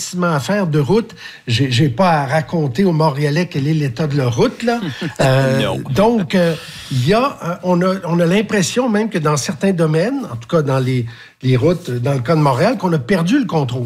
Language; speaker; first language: French; native; French